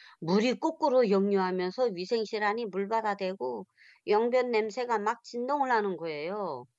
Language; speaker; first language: Korean; native; Korean